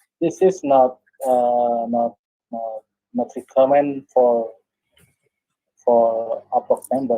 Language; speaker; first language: English; non-native, learner; Indonesian